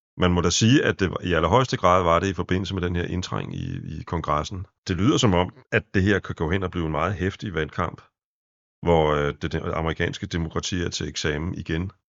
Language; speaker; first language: Danish; native; Danish